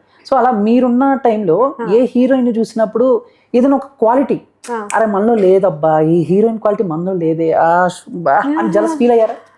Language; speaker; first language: Telugu; native; Telugu